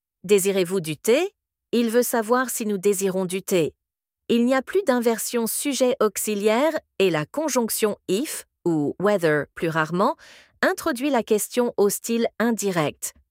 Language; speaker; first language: French; native; French